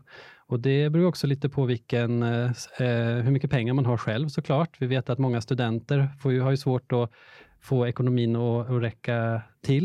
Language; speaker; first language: Swedish; native; Swedish